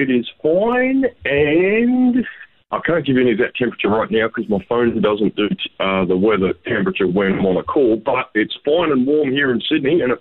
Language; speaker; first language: English; native; English